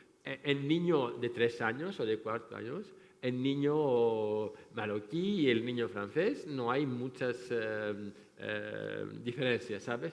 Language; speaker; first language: Spanish; non-native, fluent; French